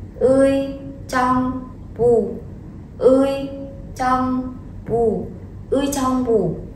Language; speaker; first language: Korean; non-native, fluent; Vietnamese